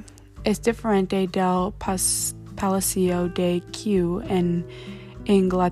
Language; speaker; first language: Spanish; non-native, learner; English